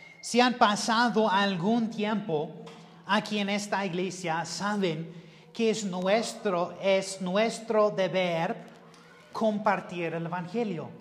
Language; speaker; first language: Spanish; non-native, learner; English